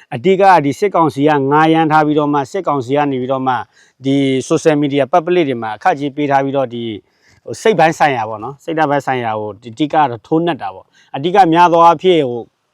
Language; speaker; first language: Burmese; non-native, local second language; S'gaw Karen